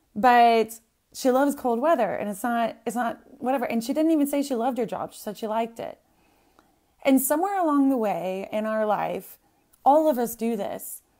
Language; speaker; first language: English; native; English